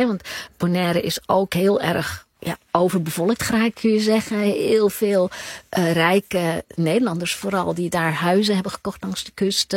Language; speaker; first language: Dutch; native; Dutch